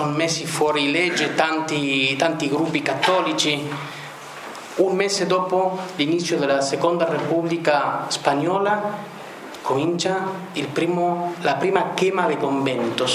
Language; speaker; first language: Italian; non-native, fluent; Spanish